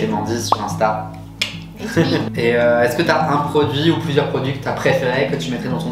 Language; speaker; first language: French; native; French